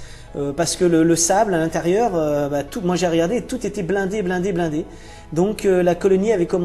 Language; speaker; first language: French; native; French